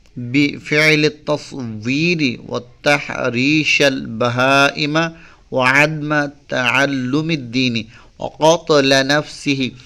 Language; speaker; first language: Arabic; non-native, fluent; Bangla